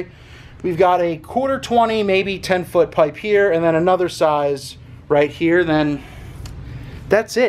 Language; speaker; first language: English; native; English